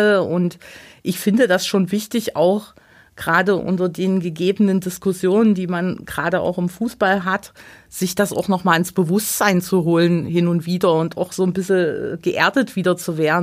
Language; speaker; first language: German; native; German